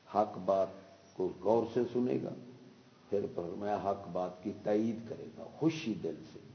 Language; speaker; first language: Urdu; non-native, local second language; Punjabi